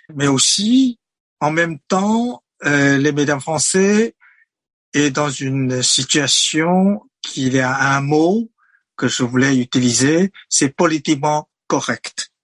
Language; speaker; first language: French; non-native, fluent; Chinese